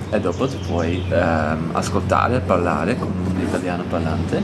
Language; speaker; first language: Italian; non-native, learner; Dutch